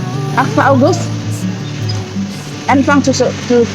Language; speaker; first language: German; non-native, learner; Filipino